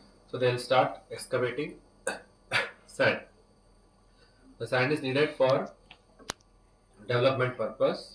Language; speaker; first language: English; non-native, local second language; Telugu